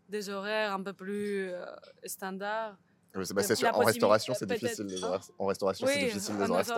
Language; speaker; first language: French; non-native, fluent; Spanish